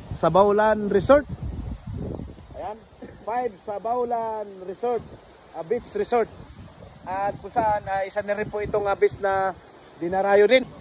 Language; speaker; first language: Filipino; native; Filipino